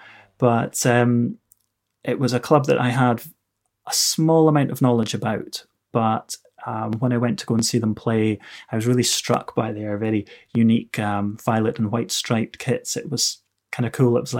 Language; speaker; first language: English; native; English